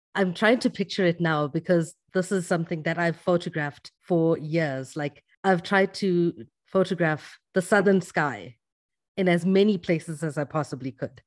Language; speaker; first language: English; native; English